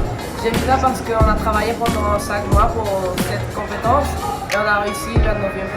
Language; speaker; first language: French; non-native, fluent; Spanish